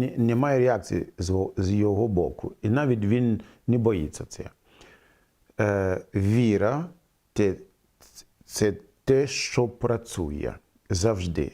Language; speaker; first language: Ukrainian; non-native, fluent; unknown